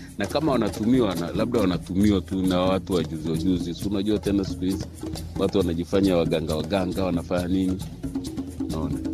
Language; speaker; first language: Swahili; native; Swahili